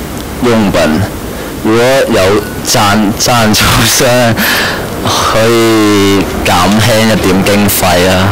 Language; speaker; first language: Chinese; non-native, local second language; Cantonese